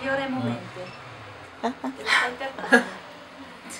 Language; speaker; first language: Italian; non-native, learner; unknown